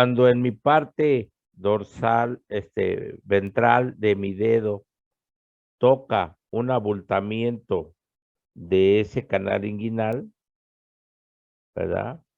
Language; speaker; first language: Spanish; native; Spanish